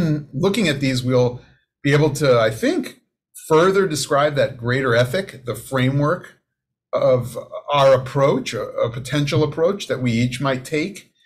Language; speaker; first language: English; native; English